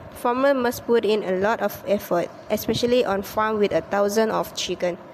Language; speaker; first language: English; non-native, local second language; Malay